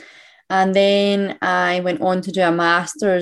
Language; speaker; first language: English; native; English